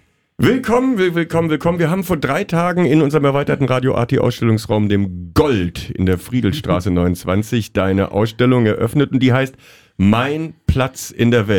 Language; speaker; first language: German; native; German